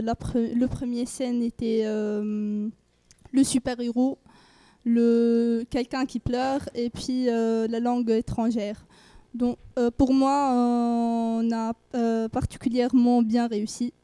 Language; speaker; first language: French; non-native, learner; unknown